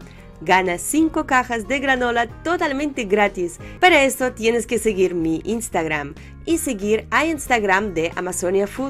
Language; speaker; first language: Spanish; non-native, fluent; Russian